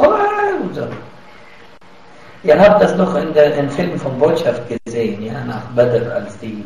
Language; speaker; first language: German; non-native, fluent; Arabic